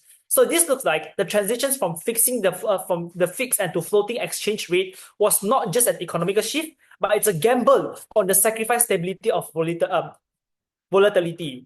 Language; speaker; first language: English; non-native, learner; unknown